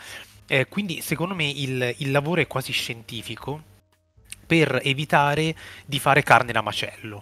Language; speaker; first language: Italian; native; Italian